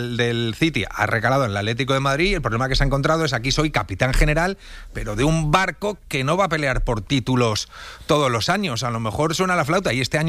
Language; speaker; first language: Spanish; native; Spanish